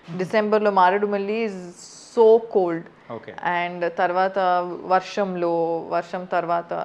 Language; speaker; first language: Telugu; non-native, fluent; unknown